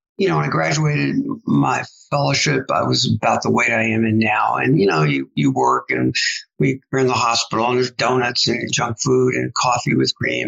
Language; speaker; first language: English; native; English